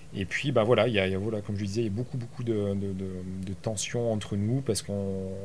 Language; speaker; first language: French; native; French